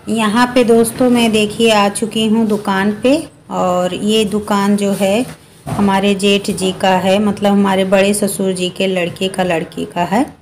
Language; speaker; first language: Hindi; native; Hindi